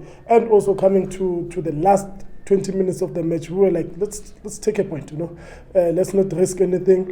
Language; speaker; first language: English; non-native, local second language; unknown